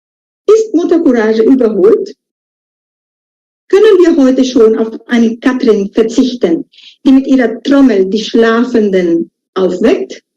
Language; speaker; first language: German; non-native, fluent; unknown